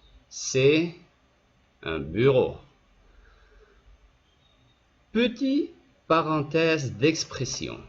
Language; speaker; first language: French; non-native, fluent; Spanish